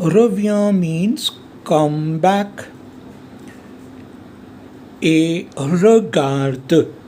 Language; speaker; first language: French; non-native, fluent; Hindi